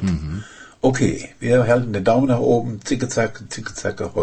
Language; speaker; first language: German; native; German